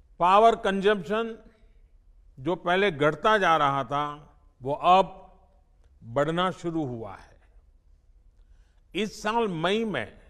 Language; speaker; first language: Hindi; non-native, local second language; Gujarati